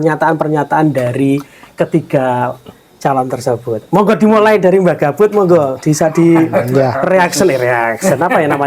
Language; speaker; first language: Indonesian; non-native, local second language; Javanese